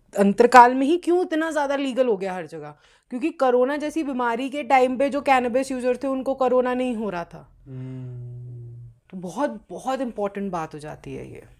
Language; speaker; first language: Hindi; native; Hindi